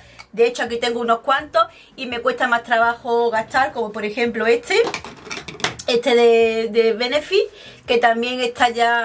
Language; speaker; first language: Spanish; native; Spanish